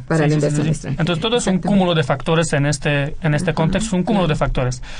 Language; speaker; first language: Spanish; non-native, fluent; Romanian